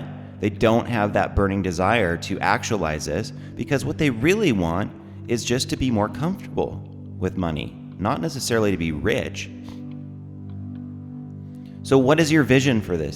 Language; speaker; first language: English; native; English